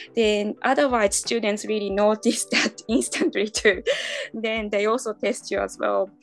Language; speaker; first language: English; non-native, fluent; Japanese